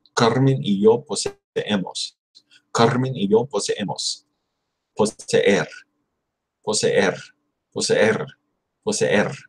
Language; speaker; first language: Spanish; non-native, learner; English